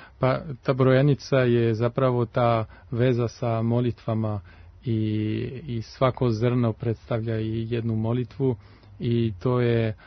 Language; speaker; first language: Serbian; non-native, fluent; French